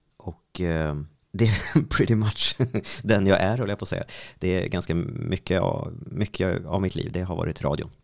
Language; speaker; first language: Swedish; native; Swedish